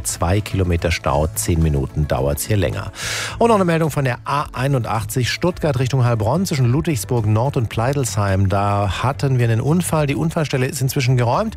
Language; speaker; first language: German; native; German